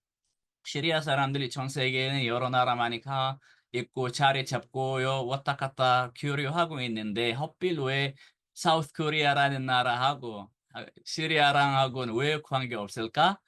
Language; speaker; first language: Korean; non-native, fluent; Arabic